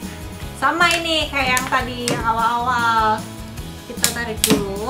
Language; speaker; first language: Indonesian; native; Indonesian